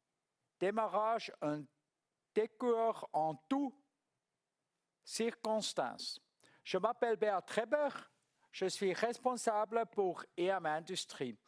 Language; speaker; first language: French; non-native, local second language; German